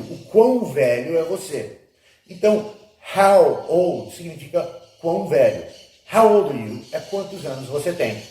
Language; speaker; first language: Portuguese; non-native, fluent; English